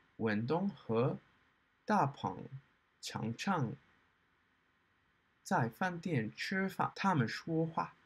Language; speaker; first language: Chinese; non-native, learner; English